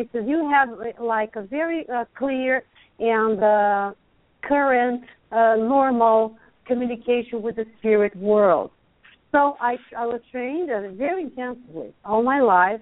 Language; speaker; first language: English; non-native, fluent; Portuguese